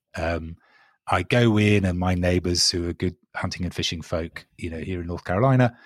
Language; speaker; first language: English; native; English